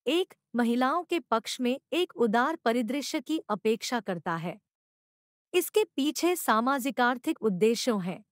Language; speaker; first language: Hindi; non-native, local second language; Marathi